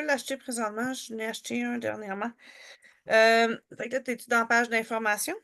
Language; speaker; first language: French; native; French